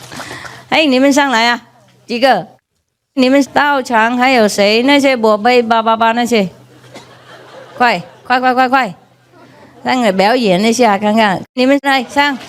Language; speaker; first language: Chinese; non-native, fluent; Vietnamese